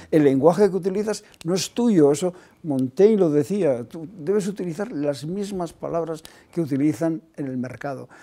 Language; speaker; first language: Spanish; non-native, local second language; Basque